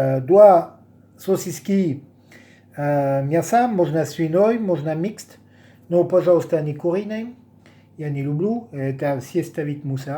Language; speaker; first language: Russian; non-native, learner; French